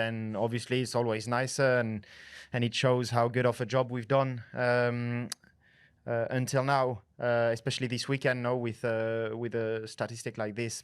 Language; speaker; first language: English; non-native, fluent; French